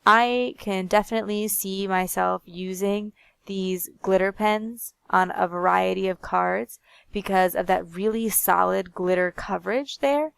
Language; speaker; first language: English; native; English